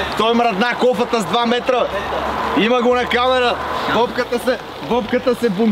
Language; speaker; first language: Bulgarian; native; Bulgarian